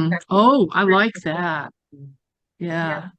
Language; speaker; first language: English; native; English